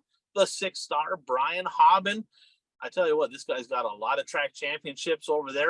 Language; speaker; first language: English; native; English